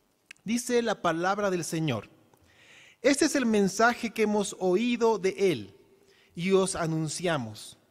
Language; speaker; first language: Spanish; native; Spanish